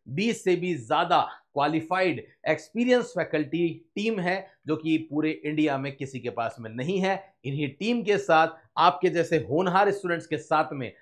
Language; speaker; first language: Hindi; native; Hindi